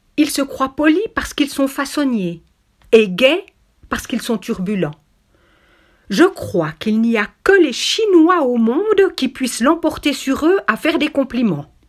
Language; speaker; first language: French; native; French